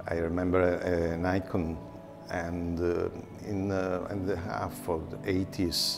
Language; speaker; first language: English; non-native, learner; Italian